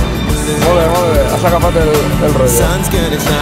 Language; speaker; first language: Spanish; non-native, local second language; Catalan